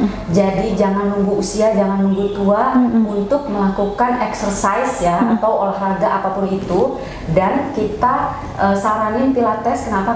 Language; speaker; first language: Indonesian; native; Indonesian